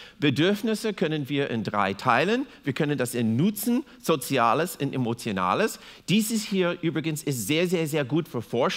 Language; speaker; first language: German; non-native, fluent; English